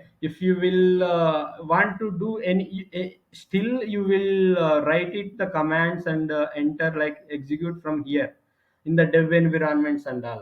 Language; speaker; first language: English; non-native, local second language; Telugu